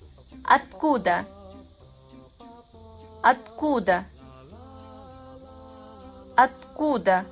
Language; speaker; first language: Russian; non-native, fluent; Kazakh